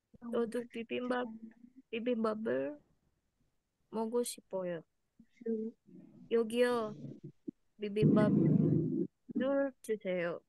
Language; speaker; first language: Korean; non-native, learner; Indonesian